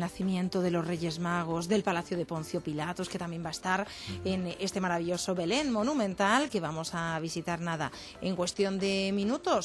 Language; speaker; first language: Spanish; native; Spanish